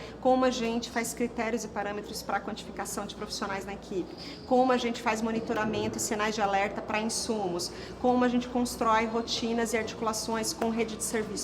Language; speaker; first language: Portuguese; native; Portuguese